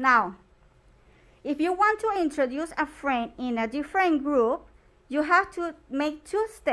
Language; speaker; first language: English; non-native, fluent; Spanish